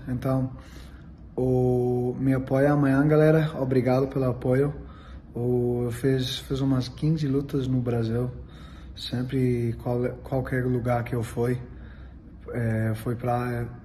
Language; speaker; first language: Portuguese; non-native, learner; English